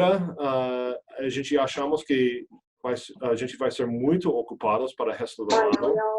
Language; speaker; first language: Portuguese; non-native, fluent; English